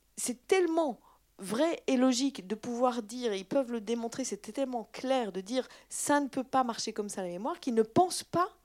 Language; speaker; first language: French; native; French